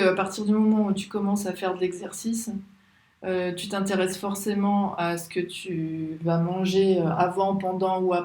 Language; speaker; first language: French; native; French